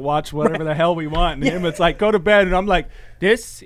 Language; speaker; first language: English; native; English